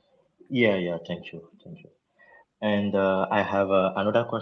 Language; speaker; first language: English; non-native, local second language; French